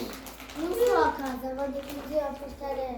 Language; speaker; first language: Italian; early bilingual, other home language; Albanian